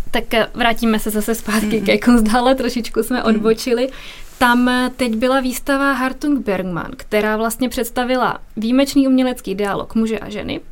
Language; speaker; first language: Czech; native; Czech